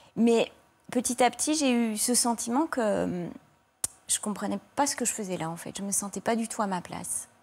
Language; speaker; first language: French; native; French